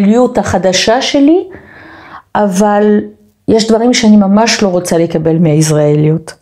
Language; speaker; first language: Hebrew; non-native, fluent; French